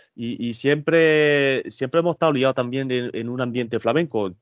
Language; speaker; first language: Spanish; early bilingual, other home language; French